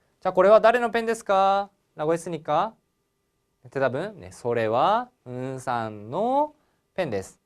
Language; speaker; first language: Japanese; non-native, fluent; Korean